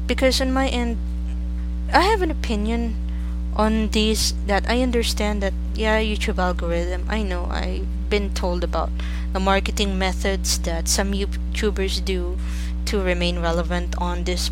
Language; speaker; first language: English; non-native, local second language; Filipino